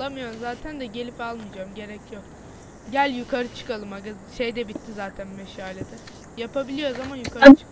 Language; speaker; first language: Turkish; native; Turkish